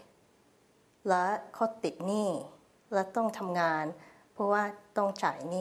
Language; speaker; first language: Thai; early bilingual, heritage; Thai